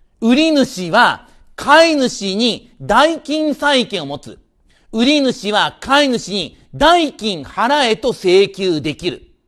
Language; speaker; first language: Japanese; native; Japanese